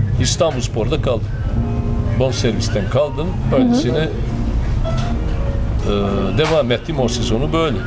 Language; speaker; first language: Turkish; non-native, fluent; Serbian